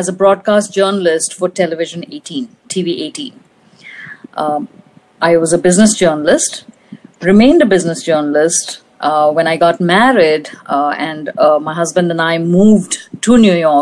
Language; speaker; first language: English; non-native, local second language; Hindi